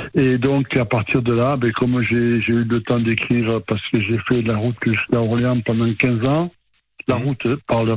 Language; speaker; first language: French; native; French